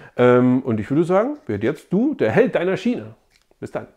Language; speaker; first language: German; native; German